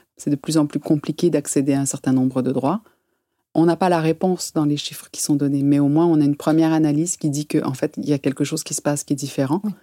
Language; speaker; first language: French; native; French